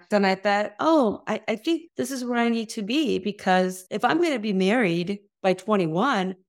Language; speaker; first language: English; early bilingual, other home language; Korean